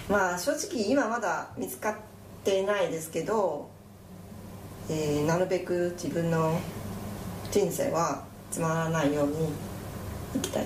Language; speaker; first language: Japanese; non-native, fluent; Chinese